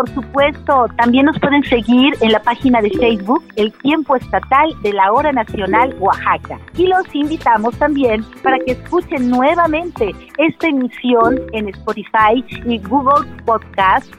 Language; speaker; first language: Spanish; native; Spanish